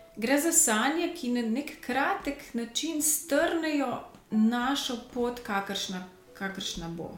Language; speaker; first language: Slovenian; native; Slovenian